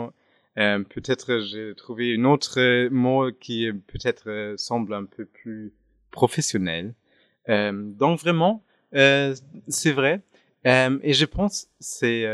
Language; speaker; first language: French; non-native, fluent; German